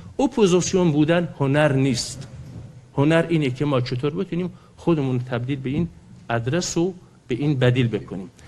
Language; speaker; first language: Persian; non-native, local second language; Kurdish